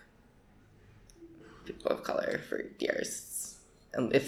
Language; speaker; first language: English; native; English